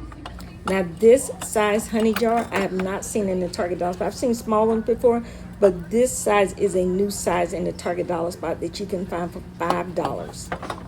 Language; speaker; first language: English; native; English